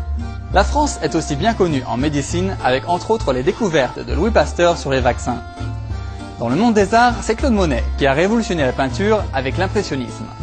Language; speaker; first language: French; native; French